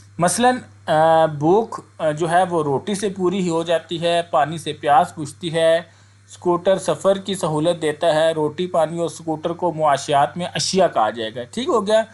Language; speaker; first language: Urdu; non-native, local second language; Punjabi